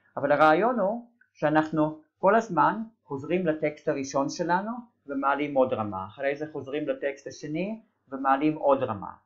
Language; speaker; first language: Hebrew; native; Hebrew